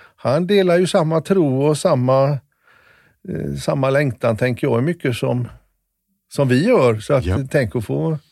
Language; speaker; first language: Swedish; native; Swedish